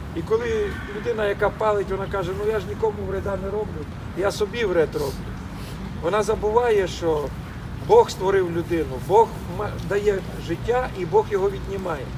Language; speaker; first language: Ukrainian; non-native, local second language; Russian